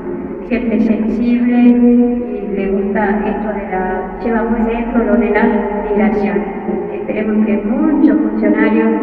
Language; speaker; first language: Spanish; native; Spanish